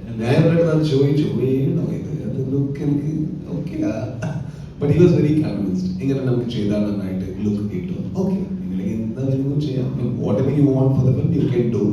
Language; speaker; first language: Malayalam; non-native, learner; Kannada